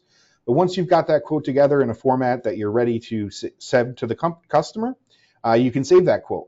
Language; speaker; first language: English; native; English